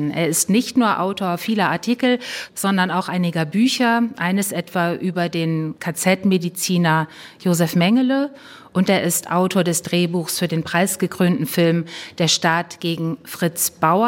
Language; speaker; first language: German; native; German